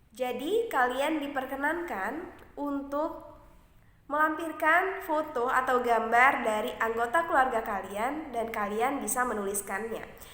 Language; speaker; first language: Indonesian; native; Indonesian